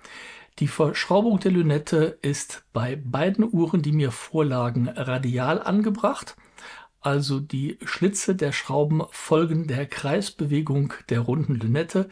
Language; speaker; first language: German; native; German